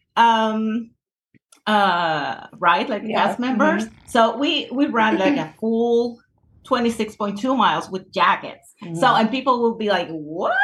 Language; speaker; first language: English; non-native, fluent; Spanish